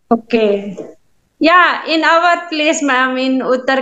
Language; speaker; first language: English; non-native, learner; Hindi